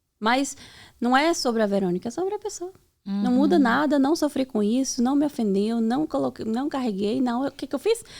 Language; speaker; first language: Portuguese; native; Portuguese